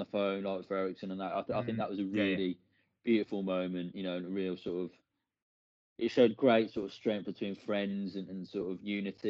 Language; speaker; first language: English; native; English